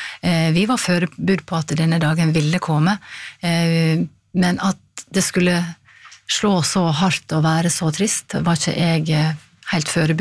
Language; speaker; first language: Norwegian; native; Norwegian